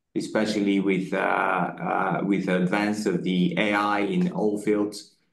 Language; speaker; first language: English; non-native, fluent; Bulgarian